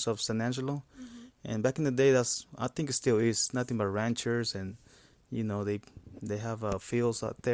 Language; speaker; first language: English; non-native, fluent; Spanish